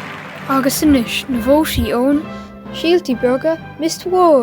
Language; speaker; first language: Irish; non-native, local second language; English